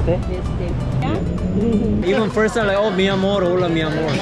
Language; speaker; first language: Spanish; non-native, learner; Korean